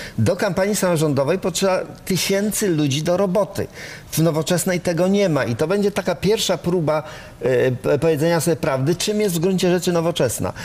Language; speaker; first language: Polish; native; Polish